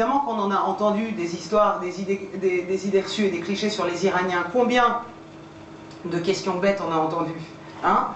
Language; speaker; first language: French; early bilingual, other home language; Persian